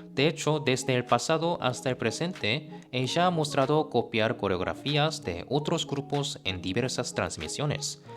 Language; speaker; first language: Spanish; non-native, fluent; Korean